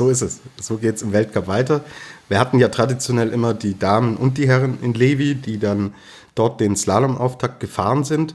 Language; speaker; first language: German; native; German